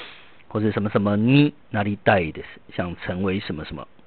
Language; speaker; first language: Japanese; non-native, fluent; Chinese